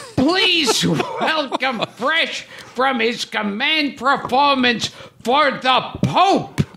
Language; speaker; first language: English; native; English